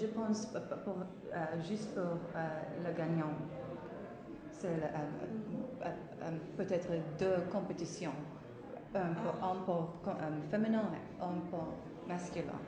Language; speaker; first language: French; non-native, learner; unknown